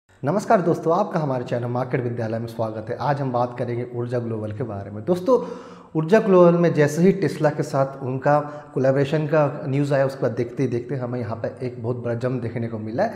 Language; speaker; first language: Hindi; native; Hindi